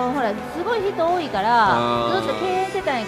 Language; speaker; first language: Japanese; native; Japanese